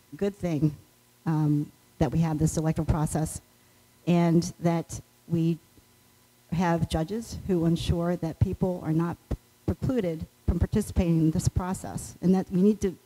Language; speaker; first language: English; native; English